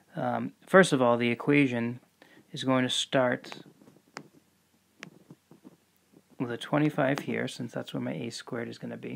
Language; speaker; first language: English; native; English